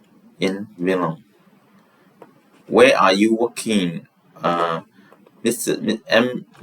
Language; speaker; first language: English; non-native, fluent; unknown